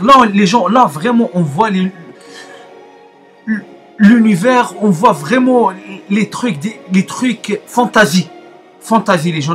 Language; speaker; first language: French; non-native, learner; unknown